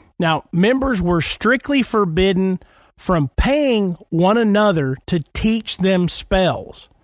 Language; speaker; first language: English; native; English